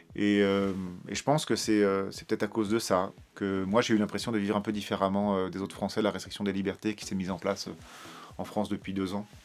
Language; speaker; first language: French; native; French